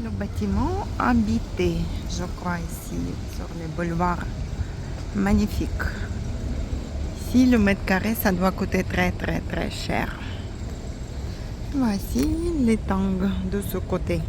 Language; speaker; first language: French; non-native, fluent; Russian